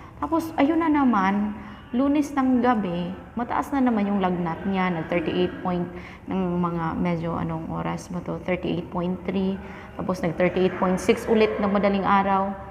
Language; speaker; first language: Filipino; non-native, local second language; Cebuano